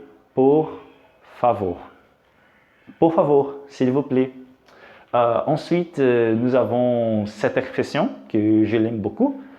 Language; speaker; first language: French; non-native, fluent; Portuguese